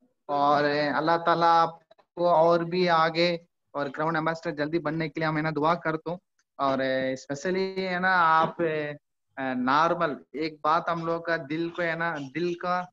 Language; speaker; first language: Hindi; non-native, fluent; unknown